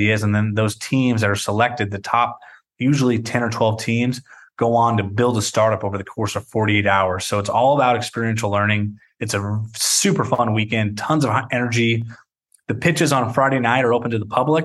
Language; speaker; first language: English; native; English